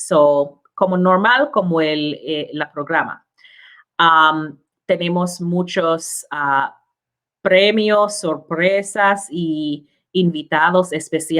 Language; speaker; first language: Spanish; non-native, learner; English